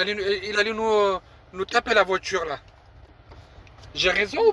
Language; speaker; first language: French; native; French